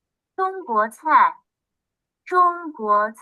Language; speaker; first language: Chinese; non-native, learner; Bangla